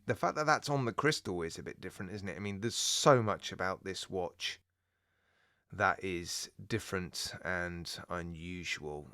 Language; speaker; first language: English; native; English